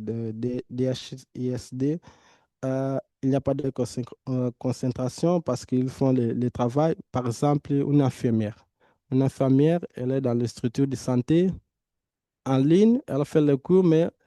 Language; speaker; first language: French; non-native, fluent; Portuguese